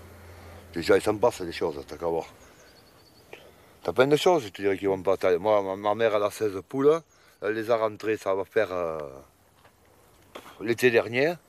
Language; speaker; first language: French; native; French